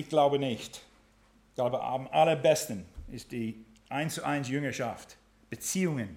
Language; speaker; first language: German; non-native, fluent; English